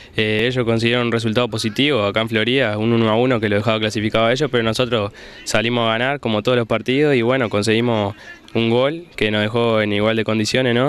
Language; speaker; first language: Spanish; native; Spanish